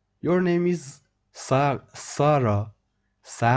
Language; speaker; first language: English; non-native, fluent; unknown